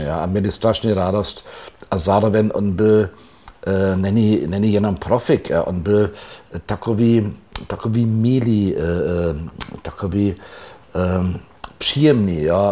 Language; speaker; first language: Czech; non-native, fluent; German